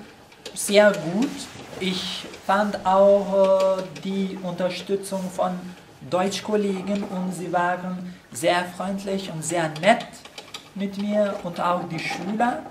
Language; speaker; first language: German; non-native, fluent; Albanian